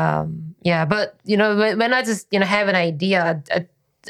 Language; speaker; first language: English; non-native, fluent; Korean